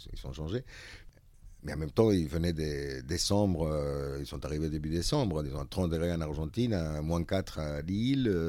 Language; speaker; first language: French; non-native, fluent; Spanish